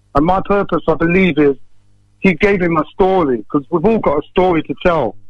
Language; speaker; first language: English; native; English